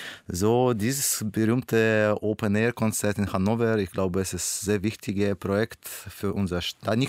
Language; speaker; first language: German; non-native, learner; Russian